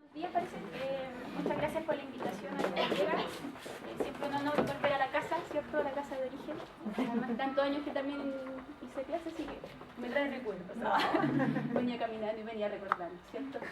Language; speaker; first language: Spanish; native; Spanish